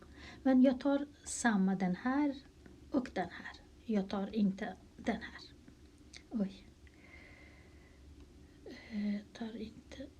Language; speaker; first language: Swedish; non-native, fluent; Kurdish